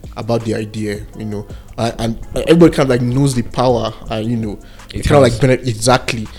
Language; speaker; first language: English; non-native, local second language; Igbo